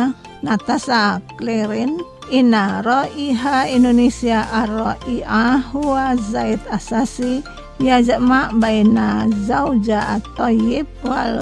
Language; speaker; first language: Arabic; non-native, fluent; Indonesian